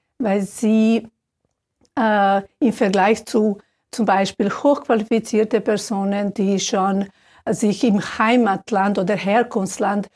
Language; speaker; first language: German; non-native, fluent; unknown